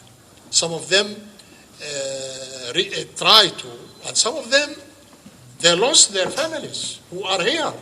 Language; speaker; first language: English; non-native, fluent; Arabic